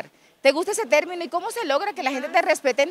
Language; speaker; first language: Spanish; native; Spanish